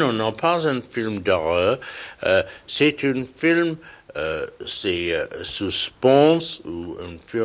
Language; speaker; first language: French; non-native, learner; English